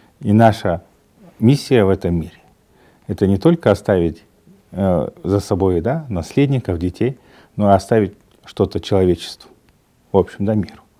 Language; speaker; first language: Russian; non-native, local second language; Kazakh